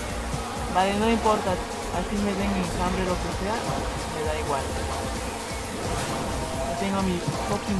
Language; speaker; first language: Spanish; native; Spanish